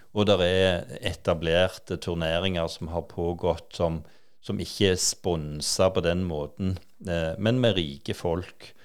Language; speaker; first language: Norwegian; native; Norwegian